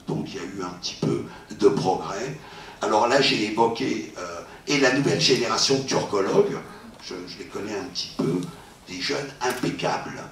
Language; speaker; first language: French; native; French